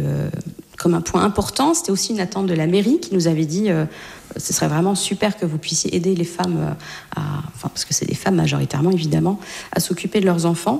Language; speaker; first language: French; native; French